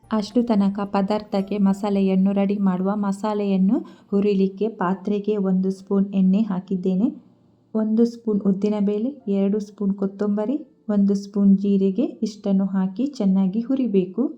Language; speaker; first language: Kannada; non-native, local second language; Tulu